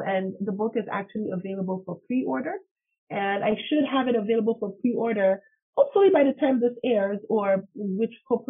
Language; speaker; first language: English; non-native, local second language; Igbo